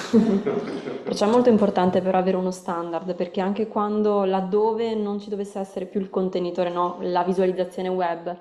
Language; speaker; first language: Italian; native; Italian